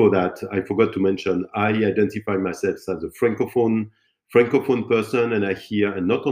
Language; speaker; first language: English; non-native, fluent; French